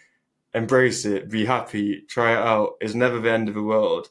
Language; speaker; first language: English; early bilingual, other home language; Albanian